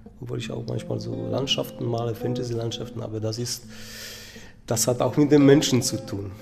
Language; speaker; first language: German; non-native, fluent; Polish